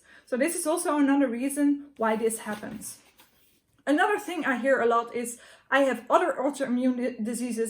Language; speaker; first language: English; non-native, fluent; Dutch